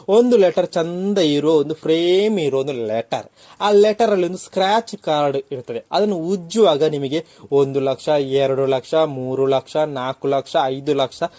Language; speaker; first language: Kannada; non-native, local second language; Tulu